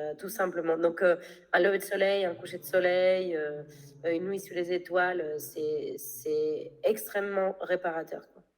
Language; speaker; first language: French; non-native, fluent; Spanish